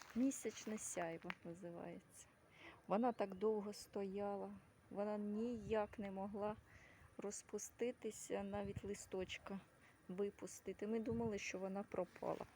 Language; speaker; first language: Ukrainian; native; Ukrainian